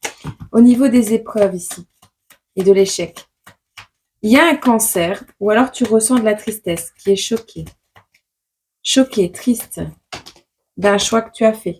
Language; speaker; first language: French; native; French